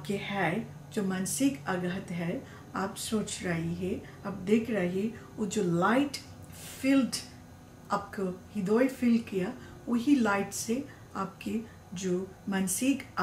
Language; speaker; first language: Hindi; non-native, learner; Bangla